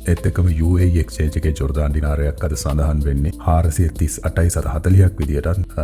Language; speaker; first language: Sinhala; non-native, local second language; Tamil